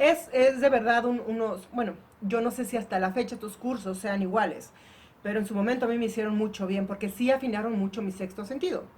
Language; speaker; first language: Spanish; native; Spanish